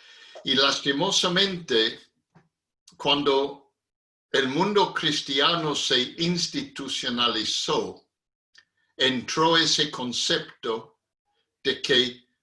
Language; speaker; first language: Spanish; non-native, fluent; English